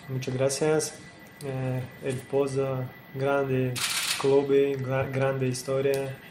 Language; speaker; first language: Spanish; non-native, learner; Portuguese